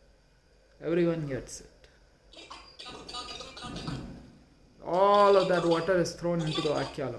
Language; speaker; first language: English; non-native, local second language; Hindi